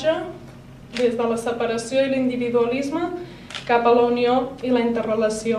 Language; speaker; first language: Catalan; native; Catalan